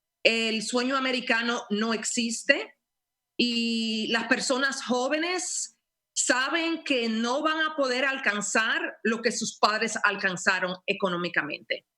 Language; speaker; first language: Spanish; early bilingual, heritage; Spanish